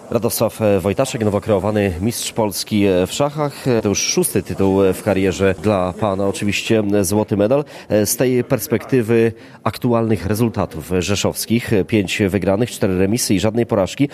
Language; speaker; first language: Polish; native; Polish